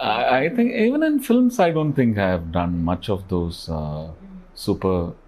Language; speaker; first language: English; non-native, local second language; Malayalam